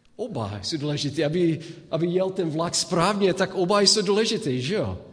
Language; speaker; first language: Czech; non-native, fluent; English